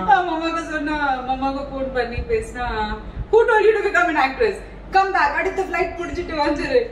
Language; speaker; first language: Tamil; non-native, local second language; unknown